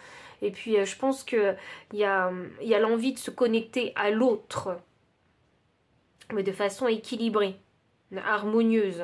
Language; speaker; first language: French; native; French